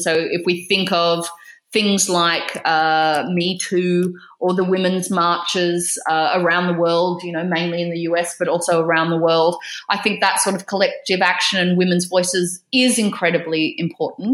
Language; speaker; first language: English; native; English